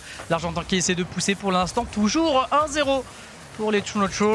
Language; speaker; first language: French; native; French